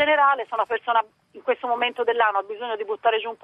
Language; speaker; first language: Italian; native; Italian